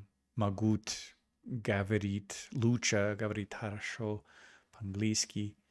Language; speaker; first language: Russian; non-native, learner; English